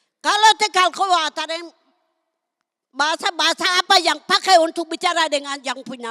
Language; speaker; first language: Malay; non-native, local second language; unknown